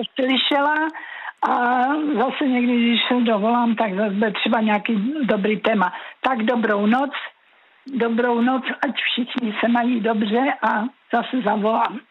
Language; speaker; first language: Czech; native; Czech